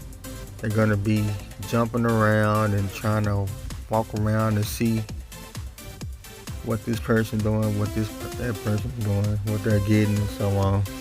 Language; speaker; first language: English; native; English